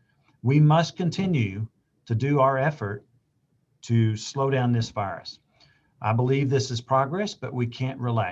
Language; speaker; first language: English; native; English